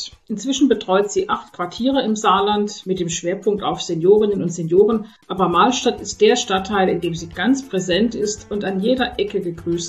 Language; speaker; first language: German; native; German